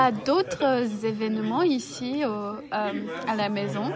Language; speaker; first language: French; non-native, learner; English